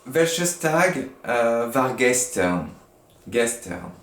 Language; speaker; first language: German; non-native, learner; French